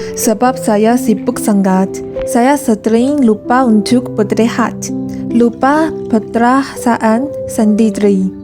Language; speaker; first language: Malay; non-native, learner; Chinese